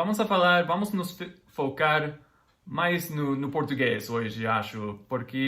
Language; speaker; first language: Portuguese; non-native, fluent; English